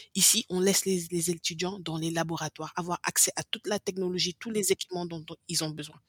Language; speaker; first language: French; non-native, local second language; English